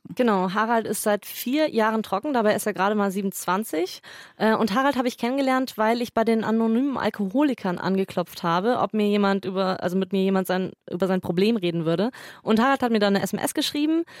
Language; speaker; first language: German; native; German